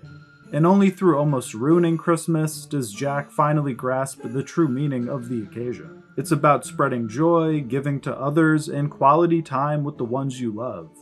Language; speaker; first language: English; native; English